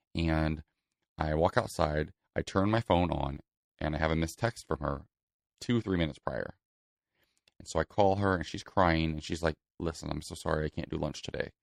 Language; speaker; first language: English; native; English